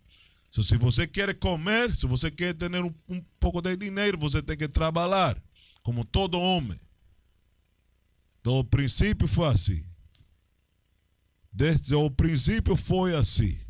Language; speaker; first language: Portuguese; non-native, learner; Spanish